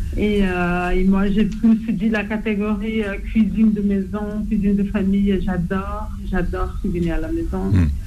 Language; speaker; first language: French; non-native, fluent; Portuguese